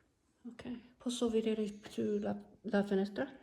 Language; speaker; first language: Italian; non-native, learner; English